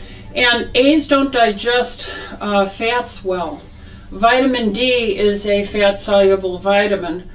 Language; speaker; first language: English; native; English